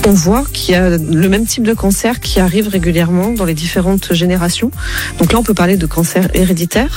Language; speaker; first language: French; native; French